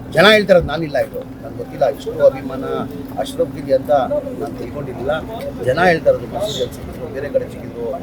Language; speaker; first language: Kannada; non-native, local second language; Urdu